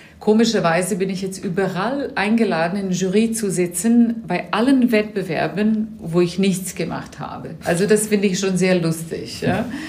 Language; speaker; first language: German; non-native, fluent; Serbian